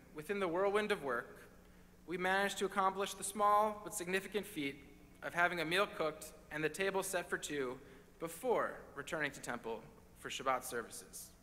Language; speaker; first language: English; native; English